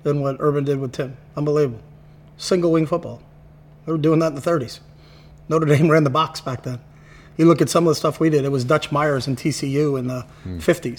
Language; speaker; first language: English; native; English